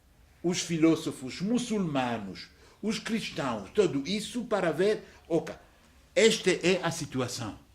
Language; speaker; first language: Portuguese; non-native, fluent; French